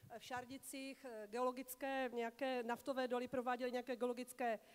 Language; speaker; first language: Czech; native; Czech